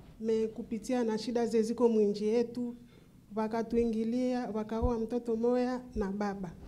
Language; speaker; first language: Swahili; native; Swahili